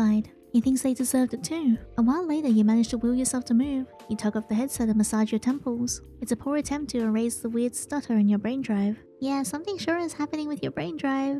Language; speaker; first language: English; native; English